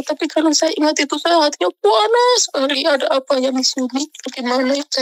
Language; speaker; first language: Indonesian; non-native, local second language; Javanese